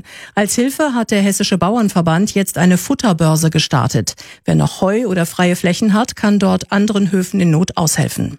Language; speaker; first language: German; native; German